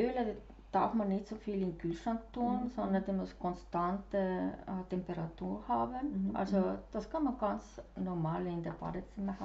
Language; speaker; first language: German; non-native, fluent; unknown